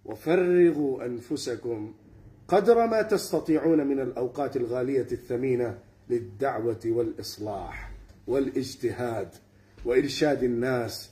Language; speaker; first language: Arabic; non-native, fluent; Urdu